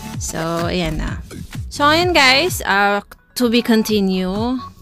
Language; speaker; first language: English; non-native, local second language; Filipino